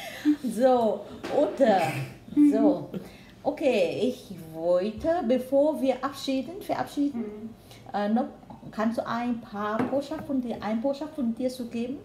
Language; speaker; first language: German; non-native, learner; Vietnamese